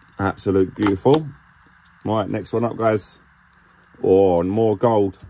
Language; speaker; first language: English; native; English